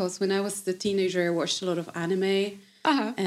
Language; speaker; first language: English; non-native, fluent; Polish